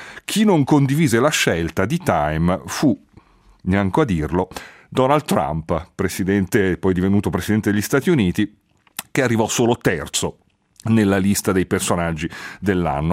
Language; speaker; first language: Italian; native; Italian